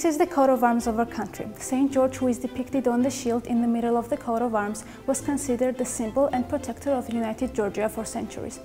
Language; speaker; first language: English; non-native, learner; Georgian